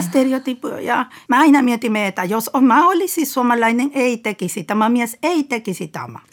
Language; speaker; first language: Finnish; non-native, fluent; Spanish